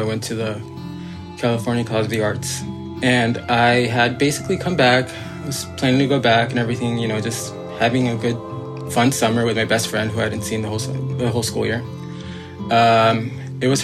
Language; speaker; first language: English; native; English